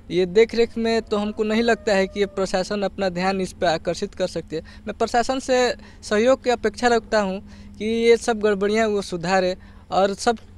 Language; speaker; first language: Hindi; native; Hindi